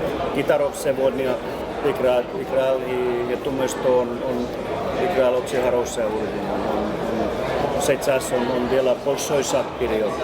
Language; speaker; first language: Russian; non-native, learner; Finnish